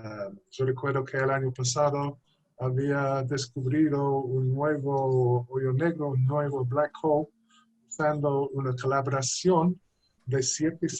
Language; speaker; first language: Spanish; non-native, fluent; English